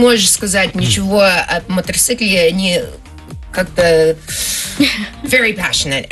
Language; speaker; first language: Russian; early bilingual, heritage; Russian